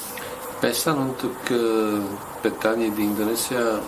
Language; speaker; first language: Indonesian; non-native, fluent; Slovak